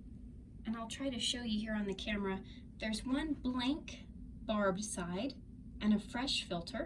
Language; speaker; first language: English; native; English